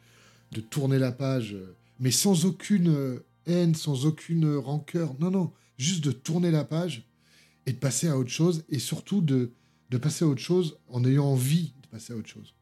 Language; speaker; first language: French; native; French